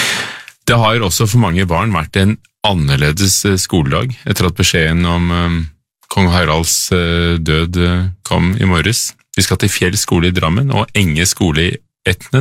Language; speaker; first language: Norwegian; native; Norwegian